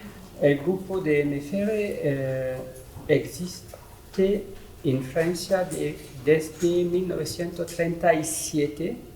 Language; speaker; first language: Spanish; non-native, learner; French